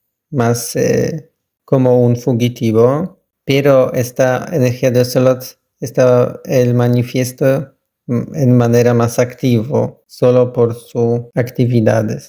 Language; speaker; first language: Spanish; non-native, learner; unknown